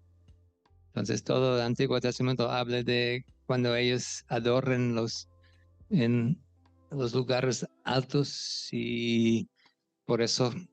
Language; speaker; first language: Spanish; non-native, fluent; English